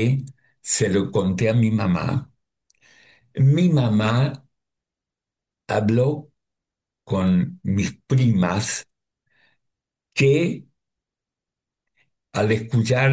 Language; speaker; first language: Spanish; early bilingual, other home language; Yiddish